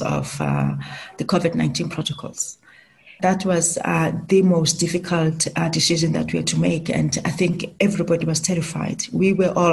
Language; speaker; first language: English; non-native, local second language; Southern Sotho